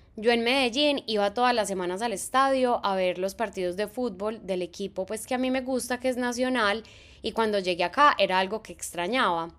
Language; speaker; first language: Spanish; native; Spanish